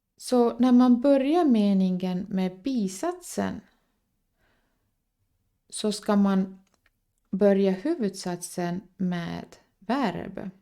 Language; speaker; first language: Swedish; non-native, fluent; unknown